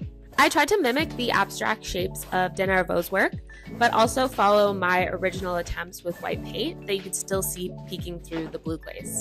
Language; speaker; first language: English; native; English